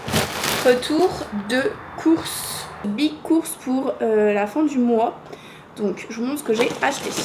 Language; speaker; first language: French; native; French